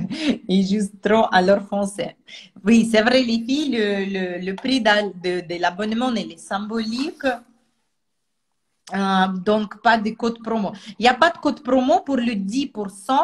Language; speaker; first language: French; non-native, fluent; Russian